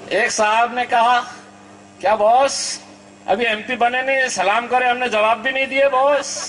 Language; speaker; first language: Urdu; native; Urdu